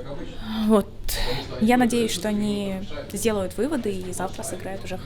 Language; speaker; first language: Russian; native; Russian